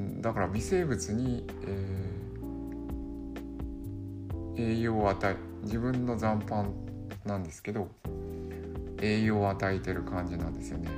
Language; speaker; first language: Japanese; native; Japanese